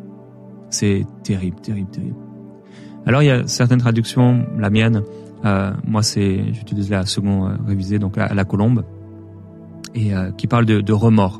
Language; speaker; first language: French; native; French